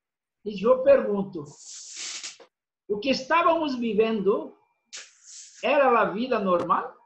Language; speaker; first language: Spanish; non-native, fluent; Portuguese